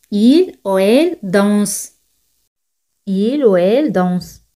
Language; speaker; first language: French; non-native, fluent; Spanish